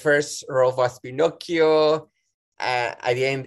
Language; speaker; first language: English; non-native, fluent; Spanish